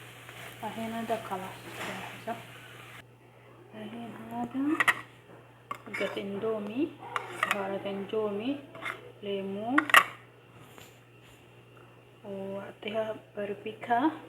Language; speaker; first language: Arabic; non-native, fluent; Oromo